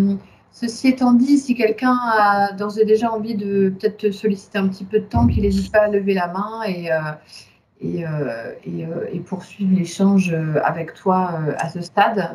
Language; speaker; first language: French; native; French